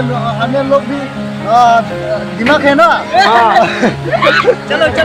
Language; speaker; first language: Hindi; non-native, local second language; Karbi